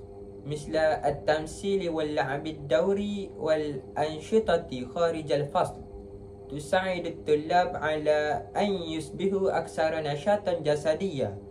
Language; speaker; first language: Arabic; non-native, learner; Malay